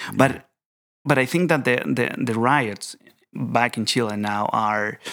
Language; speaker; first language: English; non-native, fluent; Spanish